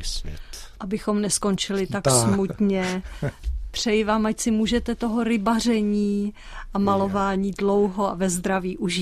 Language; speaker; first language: Czech; native; Czech